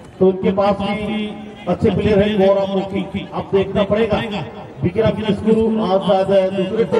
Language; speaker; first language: Hindi; native; Hindi